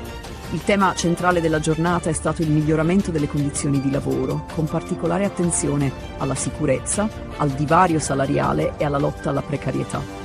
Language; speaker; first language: Italian; native; Italian